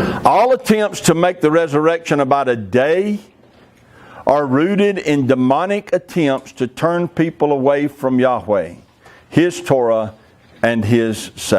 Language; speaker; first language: English; native; English